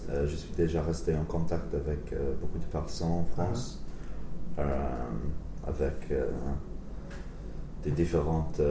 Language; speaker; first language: French; non-native, learner; English